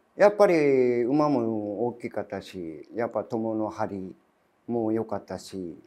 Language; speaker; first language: Japanese; native; Japanese